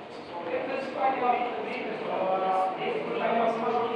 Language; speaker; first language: Portuguese; native; Portuguese